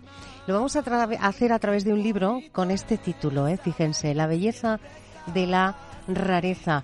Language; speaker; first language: Spanish; native; Spanish